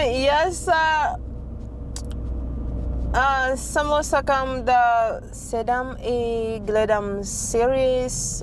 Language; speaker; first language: Macedonian; non-native, learner; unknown